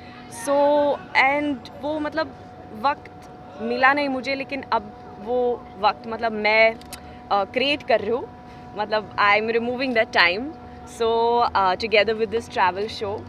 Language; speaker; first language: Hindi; non-native, fluent; Swedish